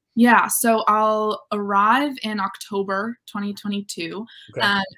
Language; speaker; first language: English; native; English